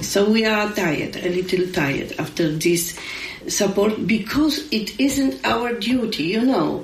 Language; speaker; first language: English; non-native, learner; Polish